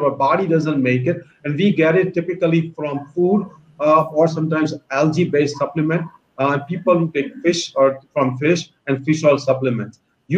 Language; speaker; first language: English; non-native, local second language; Gujarati